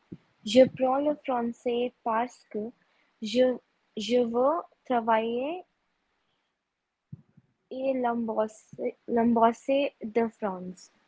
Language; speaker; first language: French; non-native, learner; Hindi